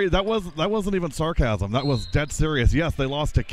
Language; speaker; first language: English; native; English